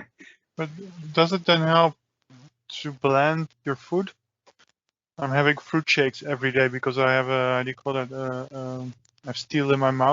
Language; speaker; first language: English; non-native, fluent; Dutch